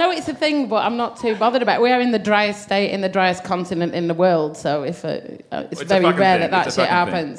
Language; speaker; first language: English; native; English